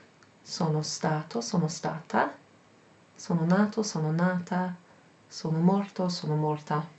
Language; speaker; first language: Italian; non-native, fluent; English